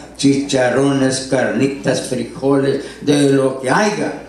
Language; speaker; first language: Spanish; native; Spanish